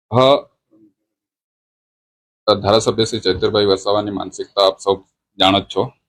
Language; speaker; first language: Gujarati; non-native, local second language; Vasavi